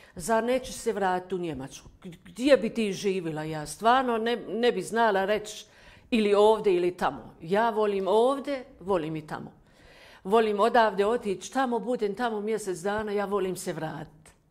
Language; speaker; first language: Croatian; non-native, fluent; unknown